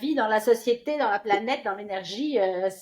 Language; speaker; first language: French; native; French